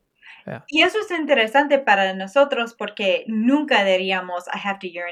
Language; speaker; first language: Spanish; non-native, fluent; English